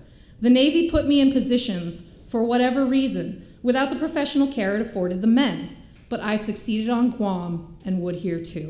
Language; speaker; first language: English; native; English